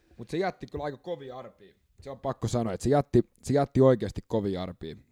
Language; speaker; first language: Finnish; early bilingual, other home language; English